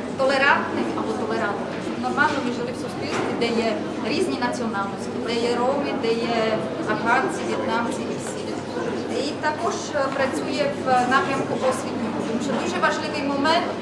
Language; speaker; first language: Ukrainian; non-native, fluent; Czech